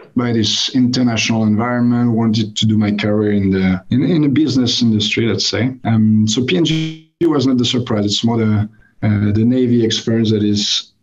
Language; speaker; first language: English; non-native, fluent; French